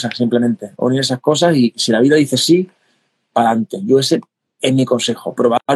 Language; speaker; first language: Spanish; native; Spanish